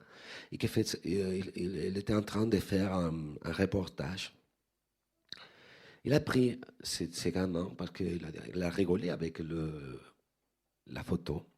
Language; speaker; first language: French; non-native, fluent; Spanish